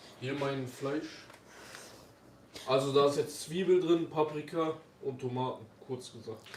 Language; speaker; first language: German; early bilingual, other home language; Kurdish